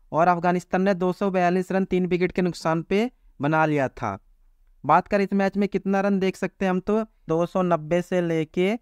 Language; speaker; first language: Hindi; native; Hindi